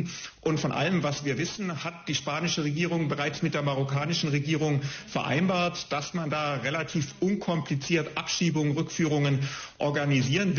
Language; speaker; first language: German; native; German